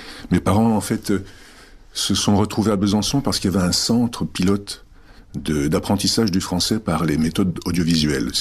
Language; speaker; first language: French; non-native, local second language; Czech